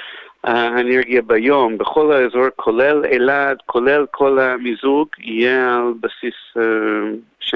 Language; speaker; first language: Hebrew; non-native, fluent; English